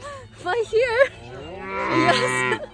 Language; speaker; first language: English; non-native, fluent; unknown